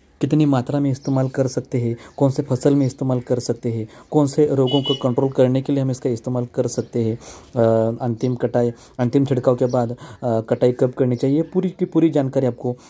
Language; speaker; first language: Hindi; non-native, local second language; Marathi